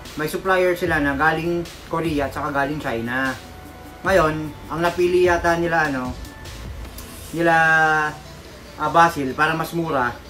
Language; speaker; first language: Filipino; native; Filipino